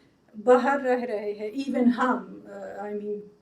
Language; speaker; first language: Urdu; non-native, fluent; Persian